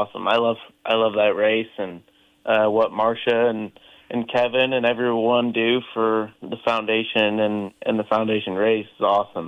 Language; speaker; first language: English; native; English